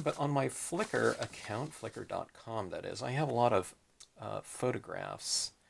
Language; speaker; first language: English; native; English